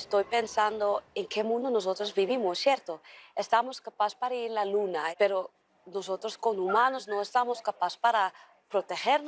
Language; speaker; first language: Spanish; non-native, learner; Dutch